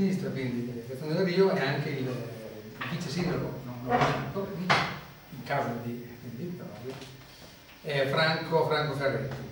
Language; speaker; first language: Italian; native; Italian